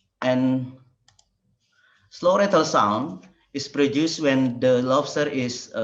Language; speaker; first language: English; non-native, learner; Indonesian